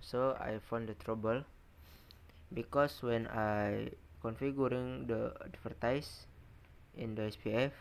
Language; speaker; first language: English; non-native, learner; Indonesian